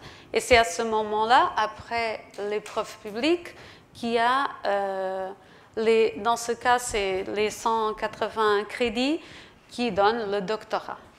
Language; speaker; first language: French; non-native, fluent; Portuguese